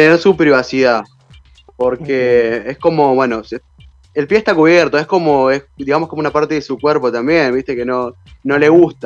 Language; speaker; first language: Spanish; native; Spanish